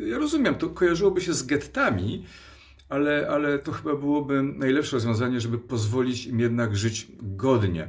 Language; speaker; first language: Polish; native; Polish